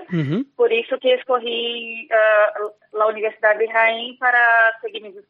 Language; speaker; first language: Spanish; non-native, fluent; Portuguese